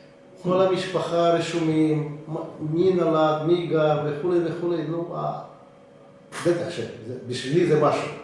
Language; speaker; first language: Hebrew; non-native, fluent; Russian